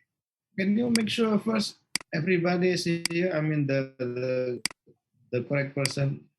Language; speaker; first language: English; non-native, learner; Malay